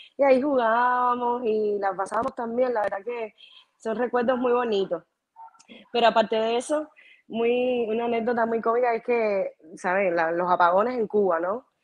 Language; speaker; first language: Spanish; native; Spanish